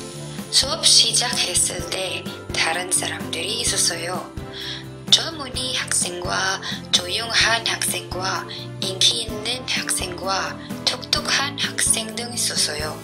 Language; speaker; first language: Korean; non-native, learner; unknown